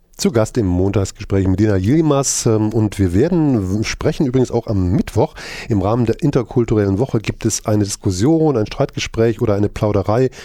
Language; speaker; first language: German; native; German